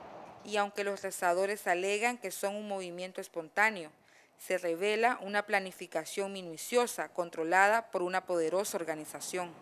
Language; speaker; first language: Spanish; native; Spanish